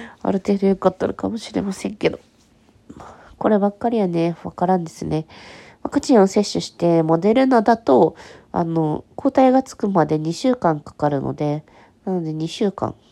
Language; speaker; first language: Japanese; native; Japanese